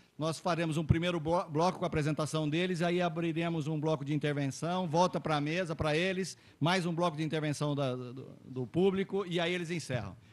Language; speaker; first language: Portuguese; native; Portuguese